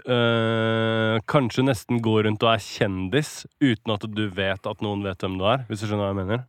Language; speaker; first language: Norwegian; native; Norwegian